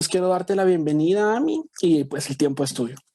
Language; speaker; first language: Spanish; native; Spanish